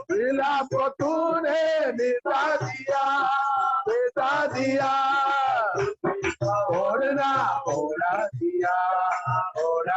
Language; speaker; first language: Hindi; non-native, local second language; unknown